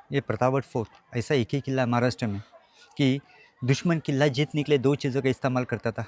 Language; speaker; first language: Hindi; non-native, local second language; Marathi